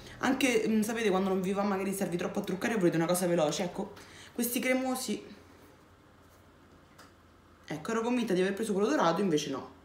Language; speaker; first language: Italian; native; Italian